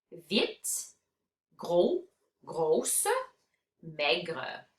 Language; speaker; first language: French; non-native, fluent; English